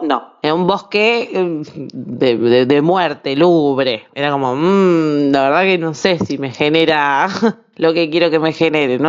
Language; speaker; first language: Spanish; native; Spanish